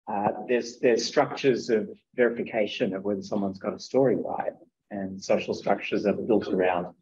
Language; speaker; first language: English; native; English